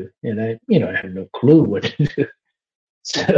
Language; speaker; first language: English; non-native, local second language; Malayalam